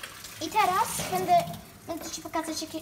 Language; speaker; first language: Polish; early bilingual, heritage; Polish